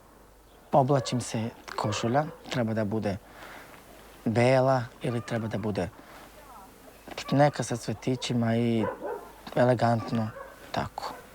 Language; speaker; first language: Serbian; non-native, local second language; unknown